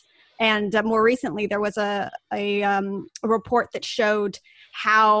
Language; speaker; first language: English; native; English